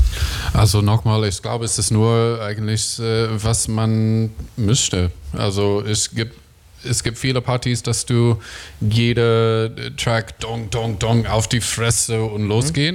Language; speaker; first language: German; non-native, learner; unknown